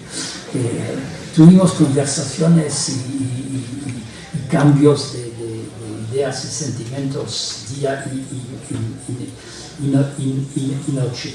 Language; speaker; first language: Spanish; non-native, fluent; French